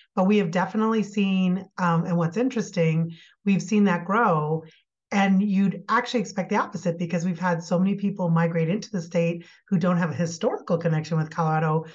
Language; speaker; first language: English; native; English